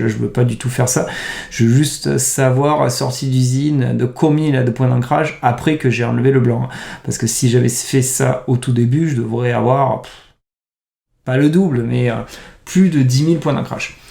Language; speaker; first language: French; native; French